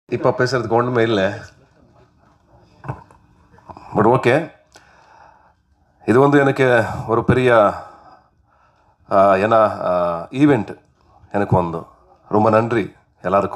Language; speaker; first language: Tamil; non-native, learner; Kannada